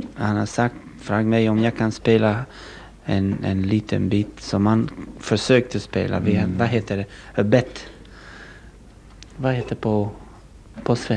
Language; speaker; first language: Swedish; non-native, learner; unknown